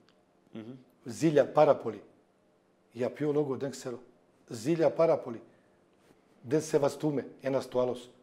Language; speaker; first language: Greek; non-native, fluent; Serbian